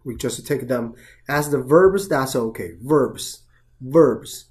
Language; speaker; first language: English; non-native, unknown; Chinese